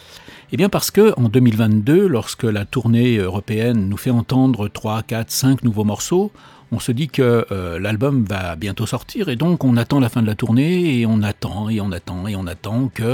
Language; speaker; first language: French; native; French